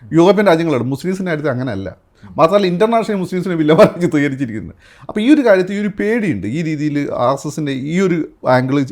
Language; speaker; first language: Malayalam; native; Malayalam